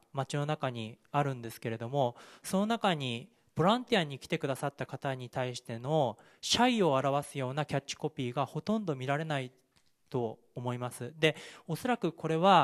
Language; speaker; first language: Japanese; native; Japanese